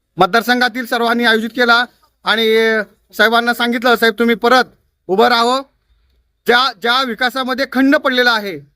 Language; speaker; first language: Marathi; native; Marathi